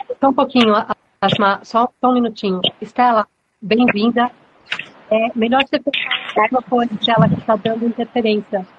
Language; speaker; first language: Portuguese; native; Portuguese